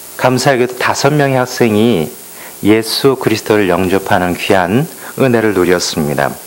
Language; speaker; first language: Korean; native; Korean